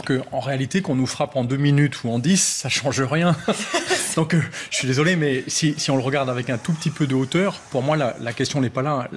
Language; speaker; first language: French; native; French